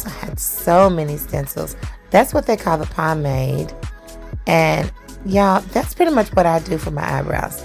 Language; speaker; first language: English; native; English